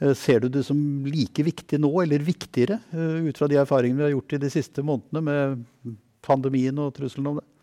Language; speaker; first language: Norwegian; native; Norwegian